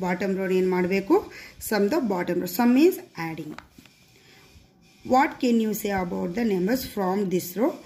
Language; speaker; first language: English; non-native, local second language; Kannada